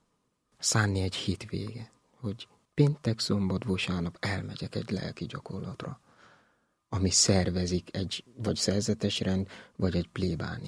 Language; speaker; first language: Hungarian; non-native, learner; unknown